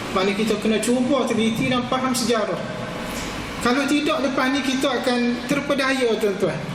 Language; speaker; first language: Malay; native; Malay